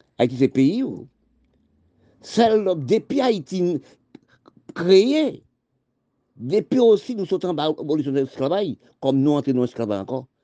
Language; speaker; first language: French; non-native, local second language; Haitian Creole